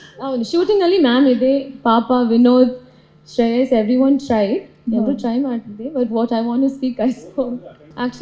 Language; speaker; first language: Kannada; non-native, learner; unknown